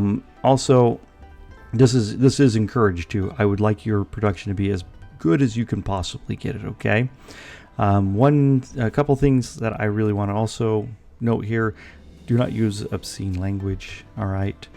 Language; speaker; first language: English; native; English